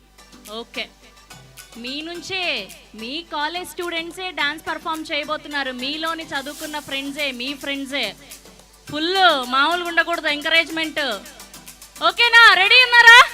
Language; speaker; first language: Telugu; native; Telugu